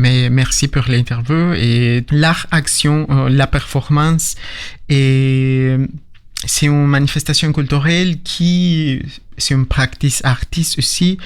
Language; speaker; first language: French; non-native, learner; Spanish